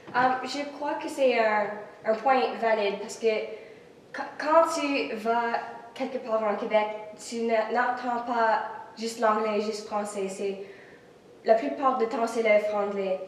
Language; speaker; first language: French; non-native, local second language; English